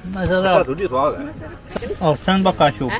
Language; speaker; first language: Filipino; non-native, learner; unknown